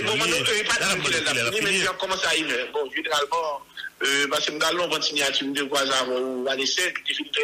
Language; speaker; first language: French; non-native, local second language; Haitian Creole